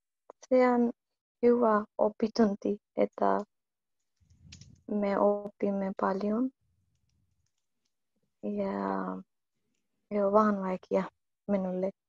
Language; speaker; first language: Finnish; non-native, learner; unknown